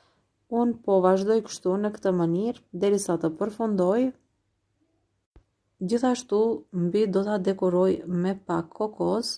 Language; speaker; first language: Albanian; native; Albanian